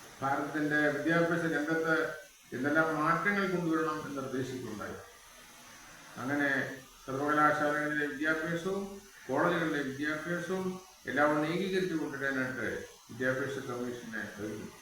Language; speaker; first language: Malayalam; native; Malayalam